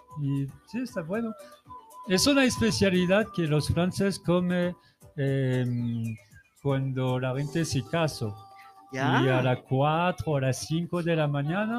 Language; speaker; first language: Spanish; non-native, learner; French